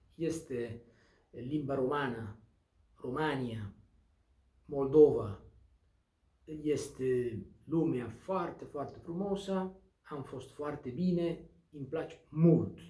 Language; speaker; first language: Romanian; non-native, learner; Basque